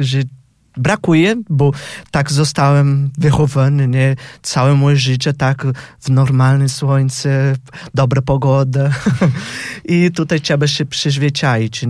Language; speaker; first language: Polish; non-native, fluent; Portuguese